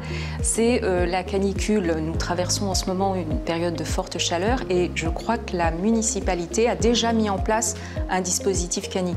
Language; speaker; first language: French; native; French